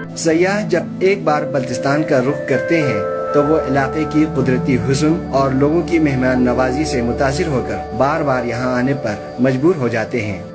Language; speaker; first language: Urdu; non-native, local second language; Balti